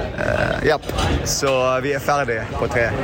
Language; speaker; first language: Norwegian; non-native, fluent; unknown